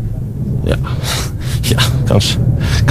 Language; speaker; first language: Norwegian; non-native, learner; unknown